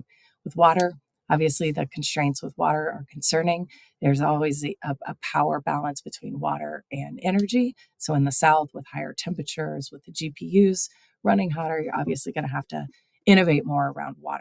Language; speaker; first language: English; native; English